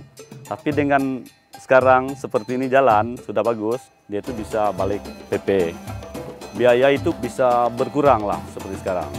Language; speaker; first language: Indonesian; native; Indonesian